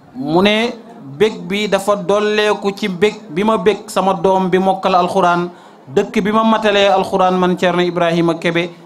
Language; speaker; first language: Wolof; non-native, local second language; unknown